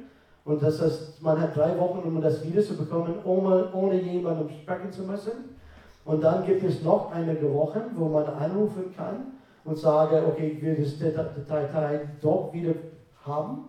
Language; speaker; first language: German; non-native, fluent; English